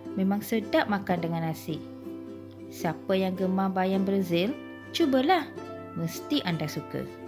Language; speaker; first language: Malay; non-native, local second language; Tamil